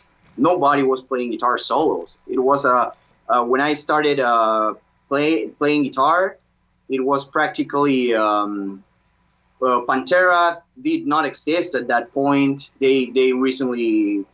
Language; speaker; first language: English; non-native, fluent; Spanish